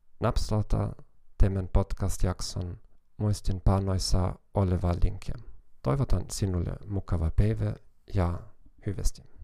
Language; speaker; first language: Finnish; non-native, learner; German